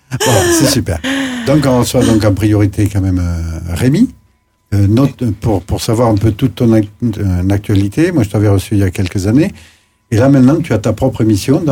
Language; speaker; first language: French; native; French